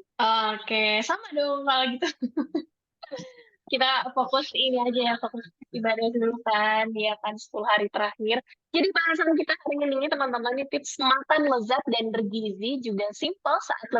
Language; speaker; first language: Indonesian; native; Indonesian